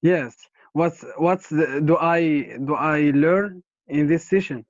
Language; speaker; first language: English; non-native, learner; Arabic